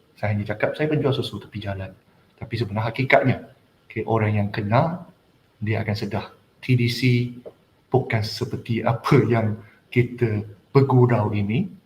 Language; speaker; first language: Malay; non-native, local second language; Chinese